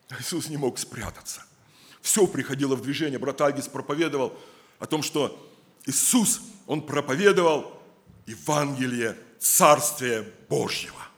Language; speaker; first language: Russian; native; Russian